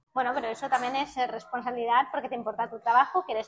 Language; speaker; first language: Spanish; native; Spanish